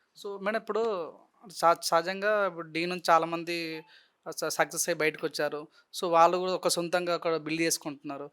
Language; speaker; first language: Telugu; native; Telugu